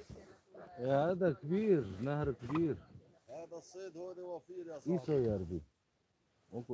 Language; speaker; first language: Finnish; non-native, learner; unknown